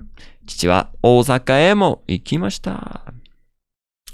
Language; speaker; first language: Japanese; non-native, fluent; English